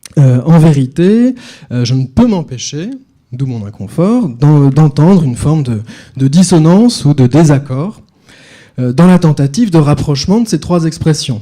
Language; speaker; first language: French; native; French